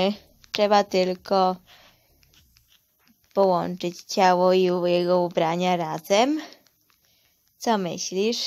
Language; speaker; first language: Polish; early bilingual, heritage; Polish